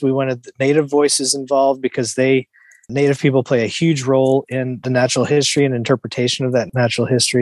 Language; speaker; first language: English; native; English